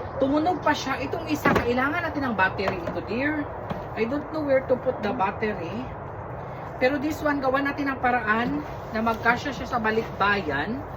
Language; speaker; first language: Filipino; native; Filipino